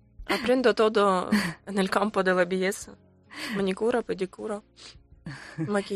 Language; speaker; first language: Spanish; non-native, learner; Ukrainian